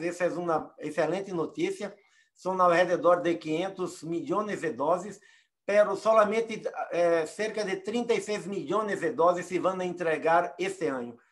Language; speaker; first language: Portuguese; native; Portuguese